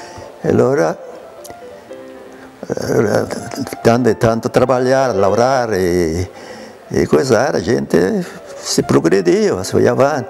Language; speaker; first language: Italian; early bilingual, heritage; Italian